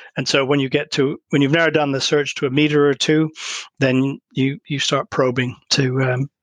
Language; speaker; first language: English; native; English